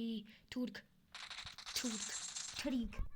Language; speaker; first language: Russian; non-native, fluent; Armenian